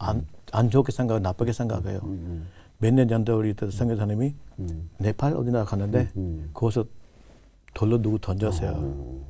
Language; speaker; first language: Korean; non-native, learner; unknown